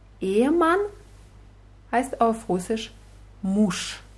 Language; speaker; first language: German; non-native, fluent; Russian